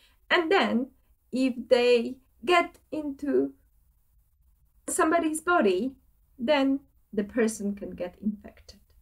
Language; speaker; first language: English; non-native, fluent; Polish